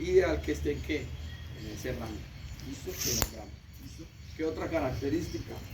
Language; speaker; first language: Spanish; native; Spanish